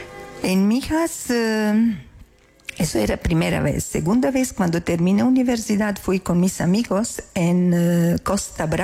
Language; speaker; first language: Spanish; non-native, learner; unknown